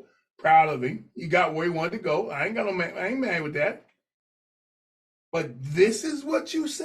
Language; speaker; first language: English; native; English